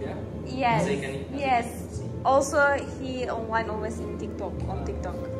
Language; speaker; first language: English; non-native, learner; Turkish